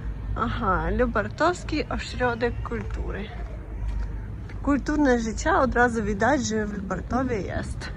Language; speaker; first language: Polish; non-native, fluent; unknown